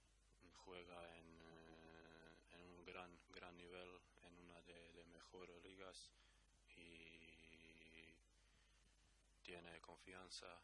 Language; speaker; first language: Spanish; non-native, learner; Croatian